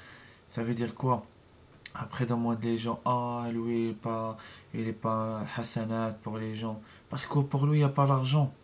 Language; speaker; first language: French; non-native, learner; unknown